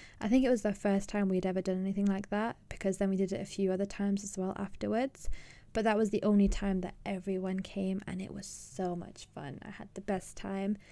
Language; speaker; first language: English; early bilingual, other home language; Punjabi